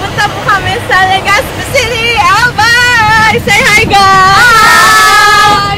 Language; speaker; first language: Filipino; non-native, local second language; Bikol